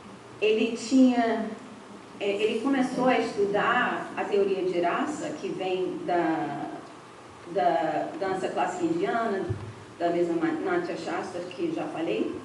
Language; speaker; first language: Portuguese; non-native, fluent; English